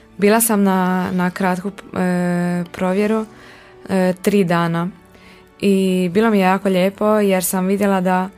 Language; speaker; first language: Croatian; non-native, local second language; Hungarian